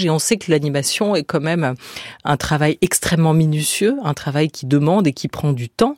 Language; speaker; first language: French; native; French